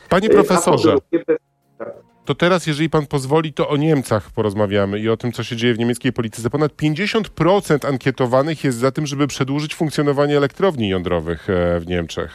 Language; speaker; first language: Polish; native; Polish